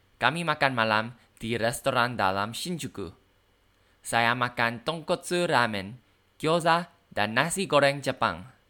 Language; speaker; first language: Indonesian; non-native, learner; Thai